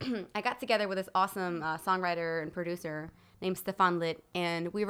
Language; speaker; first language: English; native; English